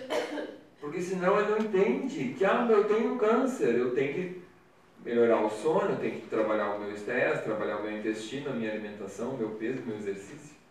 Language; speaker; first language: Portuguese; native; Portuguese